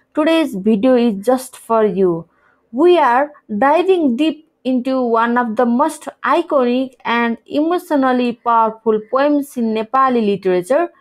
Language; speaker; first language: English; non-native, local second language; Nepali